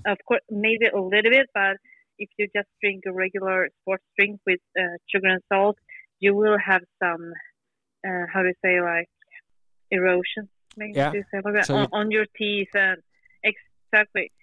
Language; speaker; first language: English; non-native, fluent; Swedish